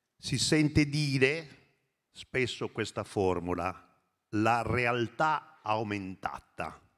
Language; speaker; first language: Italian; native; Italian